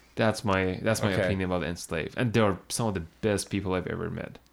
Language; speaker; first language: English; non-native, fluent; Persian